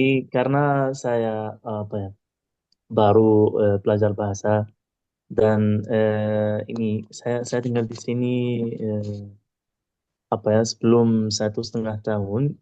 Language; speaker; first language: Indonesian; non-native, learner; Arabic